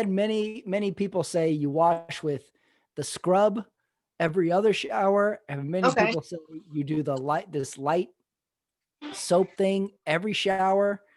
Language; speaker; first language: English; native; English